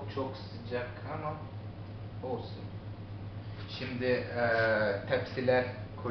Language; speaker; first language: Turkish; non-native, learner; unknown